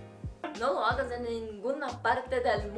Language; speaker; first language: Spanish; non-native, fluent; Portuguese